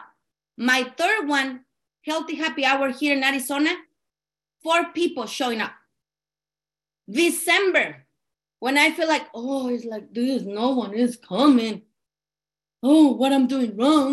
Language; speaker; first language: English; non-native, learner; Spanish